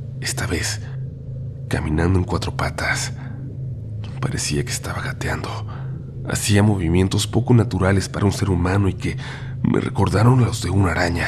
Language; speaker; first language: Spanish; native; Spanish